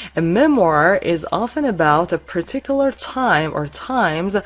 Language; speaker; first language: English; non-native, fluent; Persian